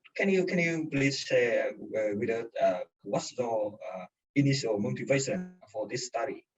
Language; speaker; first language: English; non-native, fluent; Vietnamese